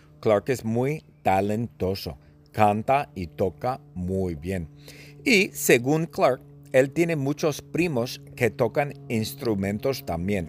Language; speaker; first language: Spanish; non-native, fluent; English